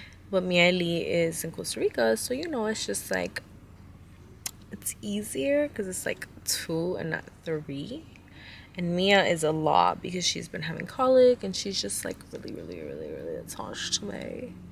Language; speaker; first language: English; early bilingual, other home language; Spanish